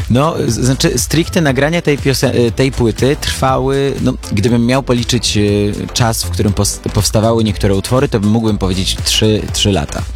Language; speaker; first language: Polish; early bilingual, other home language; Armenian